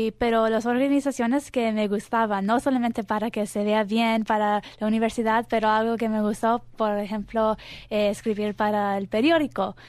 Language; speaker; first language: Spanish; early bilingual, heritage; Spanish